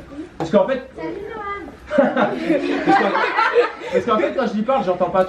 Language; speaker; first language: French; native; French